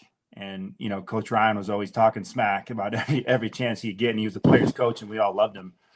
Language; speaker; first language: English; native; English